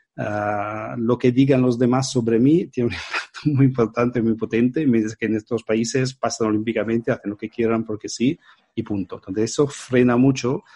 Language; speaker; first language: Spanish; non-native, fluent; Italian